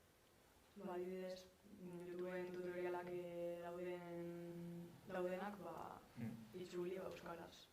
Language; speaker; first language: Basque; non-native, local second language; Spanish